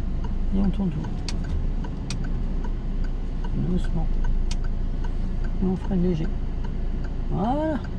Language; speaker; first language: French; native; French